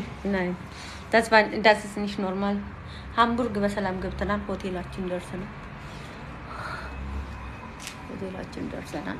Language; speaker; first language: German; non-native, learner; Amharic